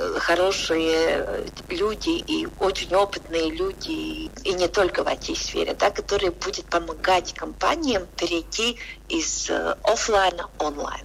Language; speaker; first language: Russian; non-native, local second language; Latvian